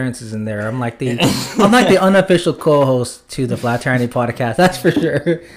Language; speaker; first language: English; native; English